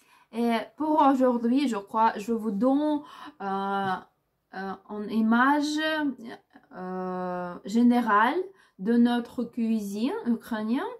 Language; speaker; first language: French; non-native, learner; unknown